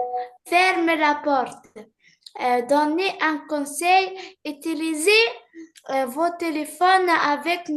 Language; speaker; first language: French; non-native, learner; Arabic